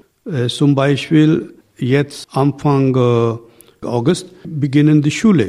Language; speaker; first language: German; non-native, learner; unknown